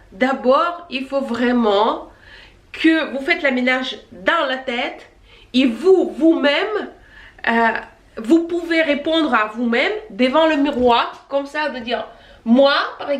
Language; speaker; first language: French; non-native, fluent; Russian